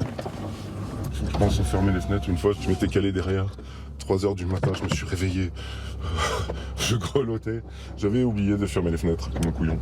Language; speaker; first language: French; native; French